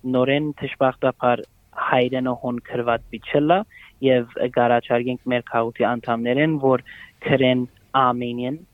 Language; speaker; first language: Armenian; early bilingual, heritage; Armenian